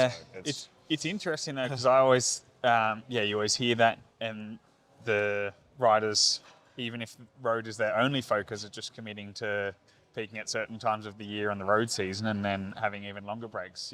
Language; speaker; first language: English; native; English